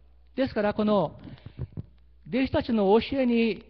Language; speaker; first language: Japanese; early bilingual, heritage; Portuguese